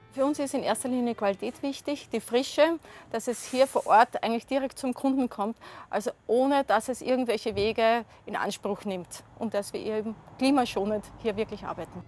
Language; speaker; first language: German; native; German